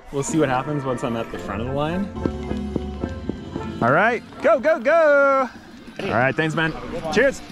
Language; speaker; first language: English; native; English